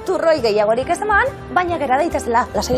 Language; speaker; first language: Basque; native; Basque